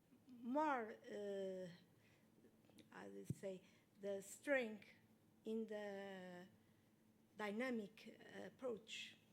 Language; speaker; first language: English; non-native, learner; Portuguese